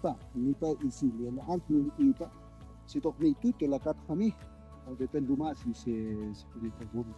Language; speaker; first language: French; non-native, learner; Aymara